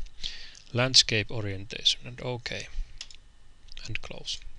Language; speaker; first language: English; non-native, fluent; Finnish